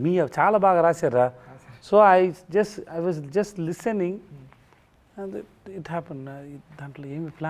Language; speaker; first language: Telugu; non-native, learner; Tamil